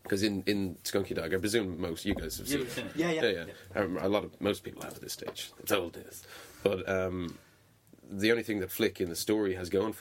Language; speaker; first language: English; native; English